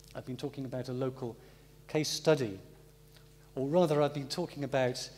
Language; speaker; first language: English; native; English